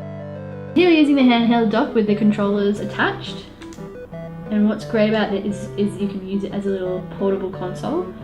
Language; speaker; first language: English; native; English